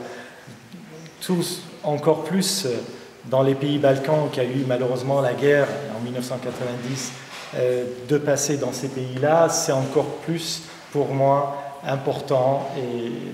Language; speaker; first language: French; non-native, local second language; Armenian